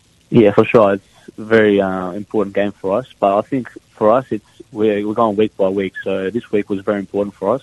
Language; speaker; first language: English; early bilingual, other home language; Greek